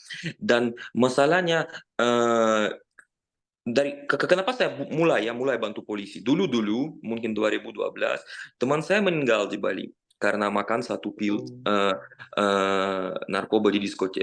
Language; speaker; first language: Indonesian; non-native, fluent; Russian